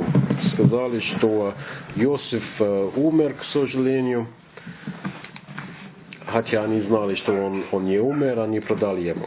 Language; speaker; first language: Russian; non-native, learner; English